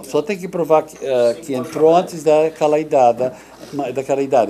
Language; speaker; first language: Portuguese; non-native, fluent; English